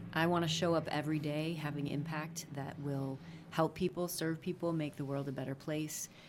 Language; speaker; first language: English; native; English